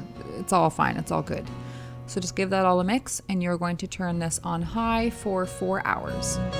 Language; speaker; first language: English; native; English